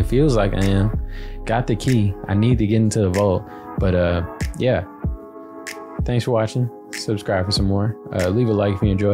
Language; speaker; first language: English; native; English